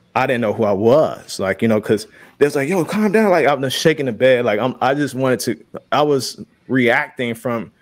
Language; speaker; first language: English; native; English